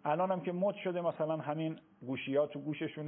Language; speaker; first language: Persian; native; Persian